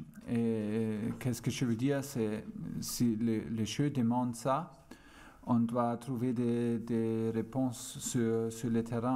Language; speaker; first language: French; non-native, fluent; German